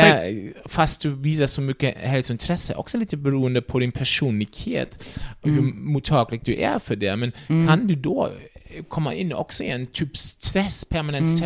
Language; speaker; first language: Swedish; non-native, fluent; German